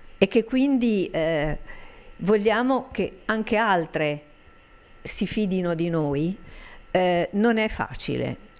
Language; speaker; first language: Italian; native; Italian